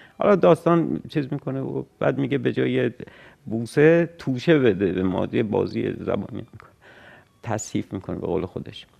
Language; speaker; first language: Persian; native; Persian